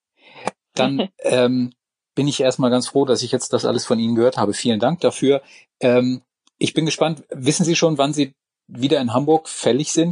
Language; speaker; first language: German; native; German